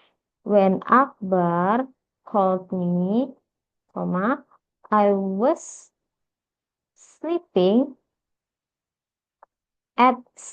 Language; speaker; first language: English; non-native, fluent; Indonesian